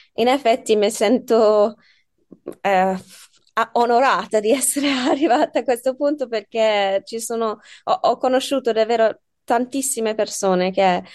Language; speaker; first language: Italian; non-native, fluent; English